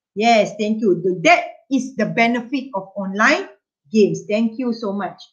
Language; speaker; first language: English; non-native, local second language; Malay